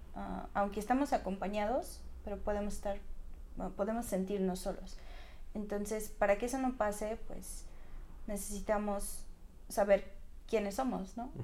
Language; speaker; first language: Spanish; non-native, fluent; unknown